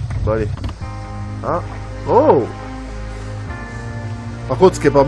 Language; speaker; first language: French; native; French